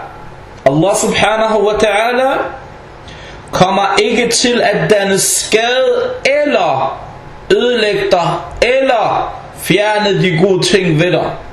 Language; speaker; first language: Danish; non-native, fluent; Arabic